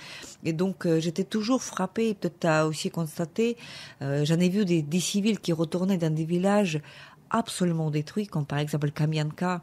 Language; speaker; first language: French; non-native, fluent; Ukrainian